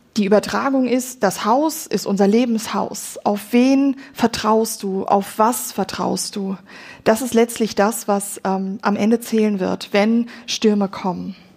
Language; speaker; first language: German; native; German